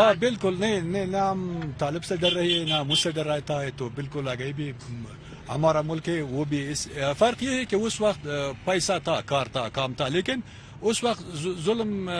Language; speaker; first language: Hindi; non-native, learner; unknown